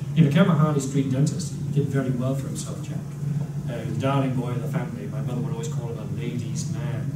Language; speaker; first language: English; native; English